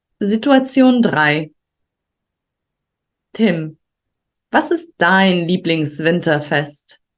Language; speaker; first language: German; non-native, fluent; Ukrainian